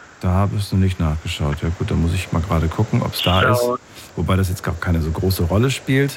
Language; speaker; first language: German; native; German